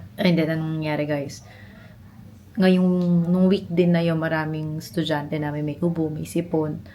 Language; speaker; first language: Filipino; native; Filipino